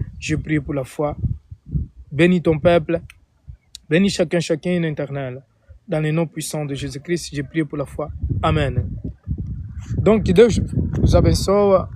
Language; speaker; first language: French; non-native, fluent; Portuguese